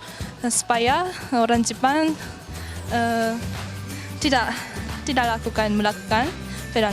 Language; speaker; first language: Indonesian; non-native, learner; Japanese